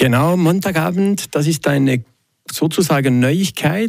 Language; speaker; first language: German; non-native, local second language; French